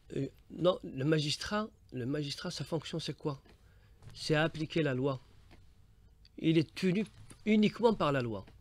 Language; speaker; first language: French; non-native, local second language; Arabic